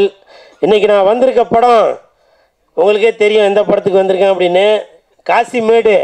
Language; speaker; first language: Tamil; native; Tamil